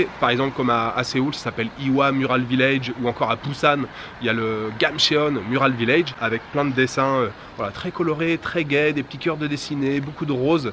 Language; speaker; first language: French; native; French